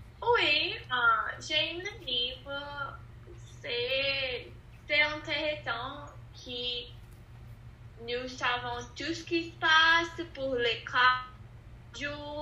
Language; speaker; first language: French; non-native, learner; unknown